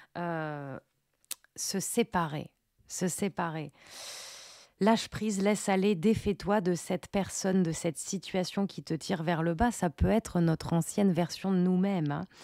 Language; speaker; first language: French; native; French